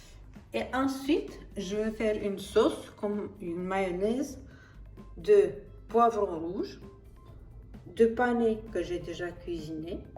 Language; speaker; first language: French; non-native, fluent; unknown